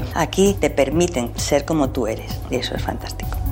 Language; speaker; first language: Spanish; native; Spanish